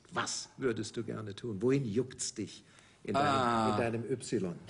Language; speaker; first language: German; native; German